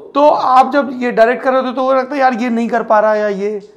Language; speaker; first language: Hindi; native; Hindi